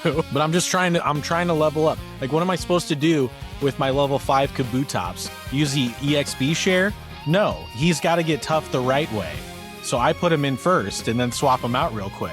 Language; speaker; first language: English; native; English